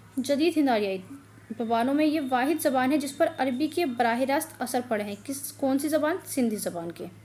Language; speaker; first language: Urdu; native; Urdu